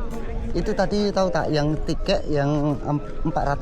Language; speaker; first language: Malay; non-native, local second language; Indonesian